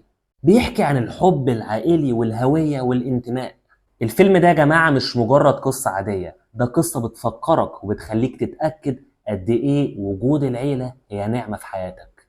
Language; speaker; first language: Arabic; native; Arabic